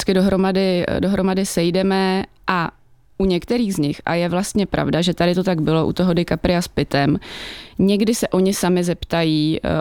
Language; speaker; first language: Czech; native; Czech